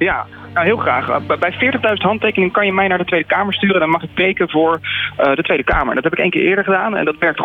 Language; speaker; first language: Dutch; native; Dutch